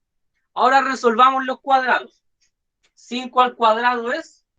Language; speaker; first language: Spanish; native; Spanish